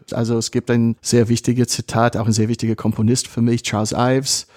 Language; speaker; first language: German; non-native, fluent; English